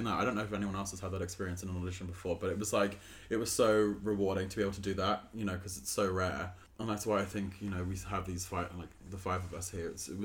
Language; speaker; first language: English; native; English